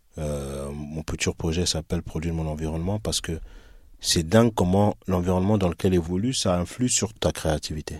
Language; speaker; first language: French; early bilingual, other home language; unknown